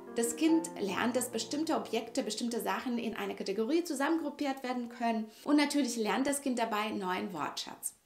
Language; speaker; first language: German; non-native, fluent; Russian